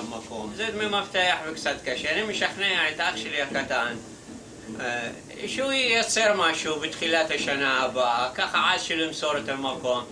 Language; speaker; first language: Hebrew; non-native, fluent; Arabic